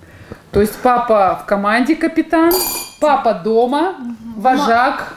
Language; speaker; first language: Russian; native; Russian